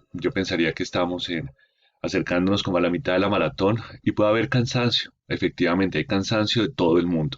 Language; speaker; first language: Spanish; native; Spanish